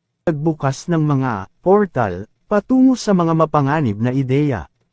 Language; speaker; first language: Filipino; native; Filipino